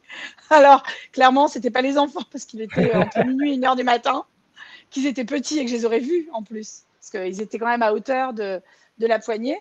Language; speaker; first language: French; native; French